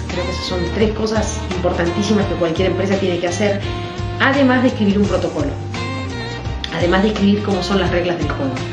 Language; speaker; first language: Spanish; native; Spanish